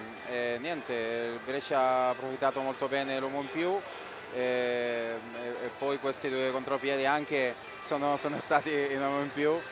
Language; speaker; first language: Italian; non-native, fluent; Spanish